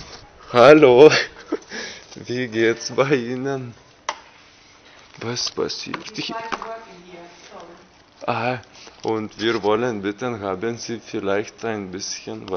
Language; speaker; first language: German; non-native, learner; Lithuanian